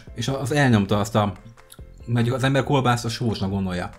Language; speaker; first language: Hungarian; native; Hungarian